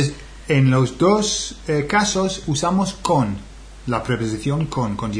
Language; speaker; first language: Spanish; non-native, fluent; English